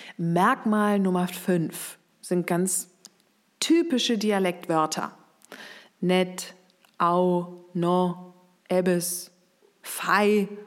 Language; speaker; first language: German; native; German